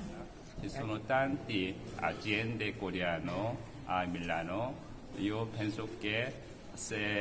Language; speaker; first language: Italian; non-native, learner; Korean